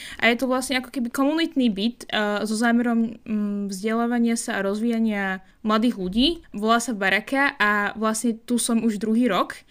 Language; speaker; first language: Slovak; non-native, fluent; Arabic